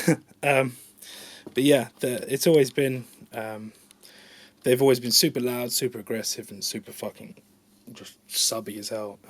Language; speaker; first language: English; native; English